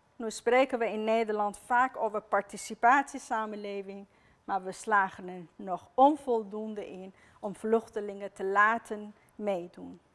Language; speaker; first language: Dutch; non-native, fluent; Persian